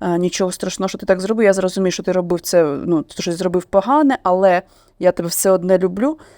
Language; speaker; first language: Ukrainian; non-native, local second language; Russian